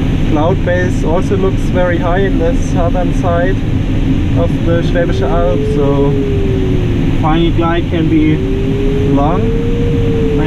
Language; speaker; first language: English; non-native, fluent; German